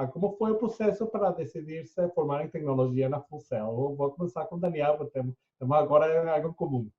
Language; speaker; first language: Portuguese; non-native, fluent; Spanish